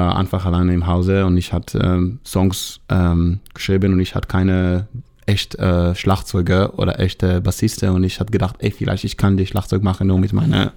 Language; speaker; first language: German; non-native, learner; Hebrew